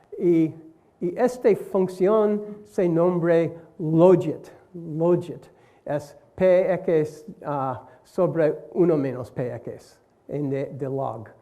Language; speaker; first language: Spanish; non-native, learner; English